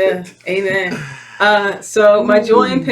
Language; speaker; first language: English; native; English